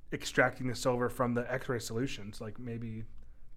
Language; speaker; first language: English; native; English